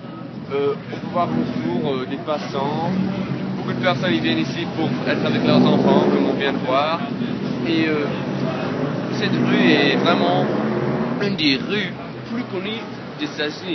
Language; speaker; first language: French; non-native, fluent; English